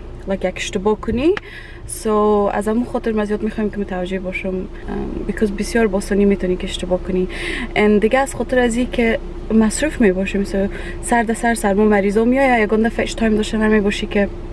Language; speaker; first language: Persian; native; Persian